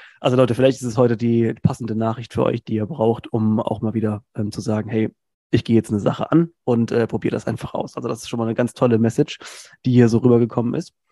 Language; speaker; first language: German; native; German